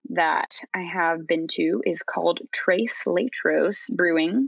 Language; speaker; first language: English; native; English